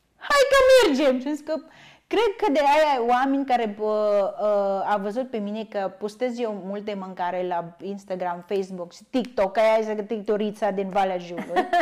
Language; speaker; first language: Romanian; non-native, learner; Filipino